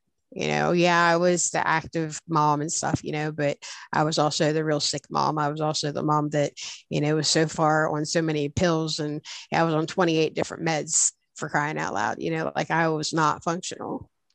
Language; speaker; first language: English; native; English